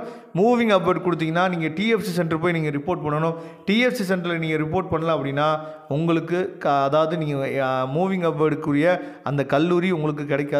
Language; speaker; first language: Tamil; native; Tamil